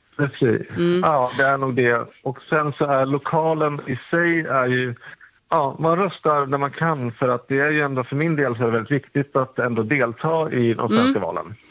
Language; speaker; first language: Swedish; native; Swedish